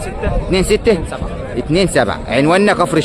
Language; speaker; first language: Arabic; native; Arabic